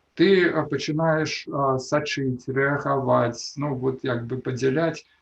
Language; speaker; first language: Belarusian; non-native, local second language; Russian